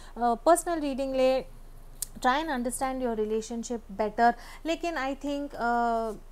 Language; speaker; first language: Hindi; native; Hindi